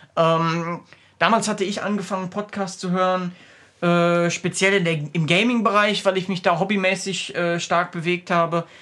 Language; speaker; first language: German; native; German